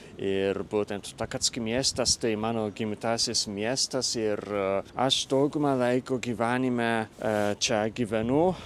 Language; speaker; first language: Lithuanian; non-native, fluent; Japanese